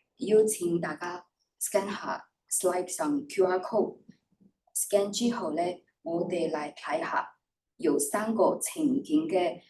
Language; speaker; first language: Cantonese; non-native, fluent; Chinese